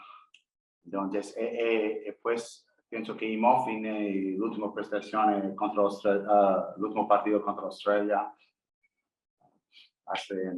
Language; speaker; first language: Spanish; non-native, learner; English